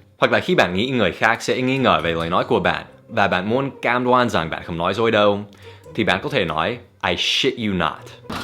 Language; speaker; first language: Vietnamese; non-native, fluent; English